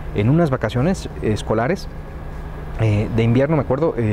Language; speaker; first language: Spanish; native; Spanish